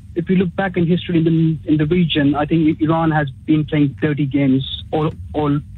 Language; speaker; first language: English; early bilingual, other home language; Urdu